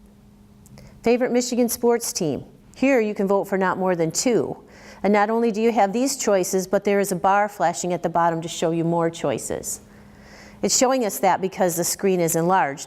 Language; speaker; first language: English; native; English